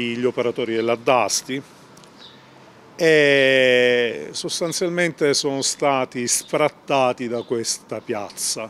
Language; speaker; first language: Italian; native; Italian